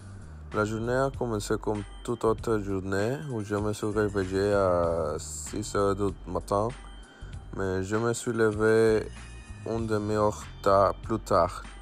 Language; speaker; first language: French; non-native, learner; Spanish